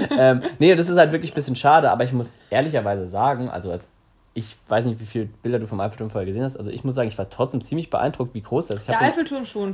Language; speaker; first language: German; native; German